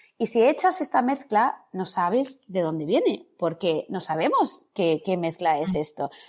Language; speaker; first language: Spanish; non-native, fluent; English